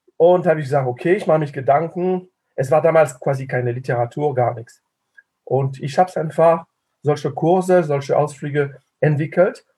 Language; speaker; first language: German; non-native, fluent; French